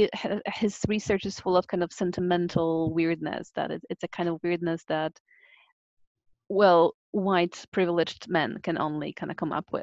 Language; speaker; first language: English; non-native, fluent; Polish